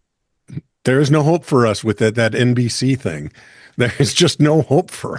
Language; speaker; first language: English; native; English